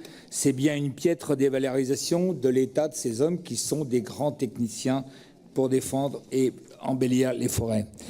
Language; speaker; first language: French; native; French